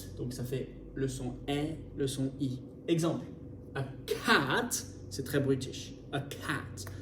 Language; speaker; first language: French; native; French